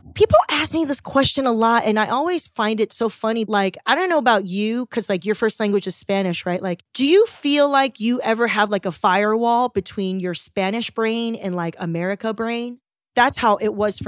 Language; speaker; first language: English; early bilingual, other home language; Chinese